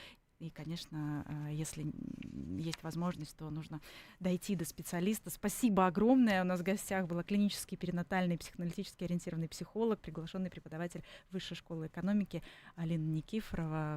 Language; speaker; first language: Russian; native; Russian